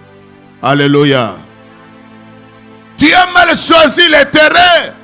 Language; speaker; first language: French; non-native, local second language; Lingala